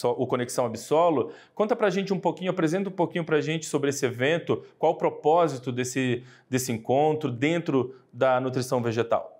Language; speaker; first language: Portuguese; native; Portuguese